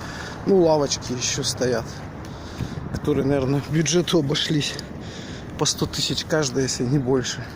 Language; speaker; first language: Russian; native; Russian